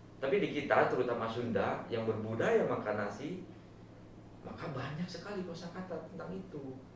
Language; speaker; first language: Indonesian; non-native, local second language; Sundanese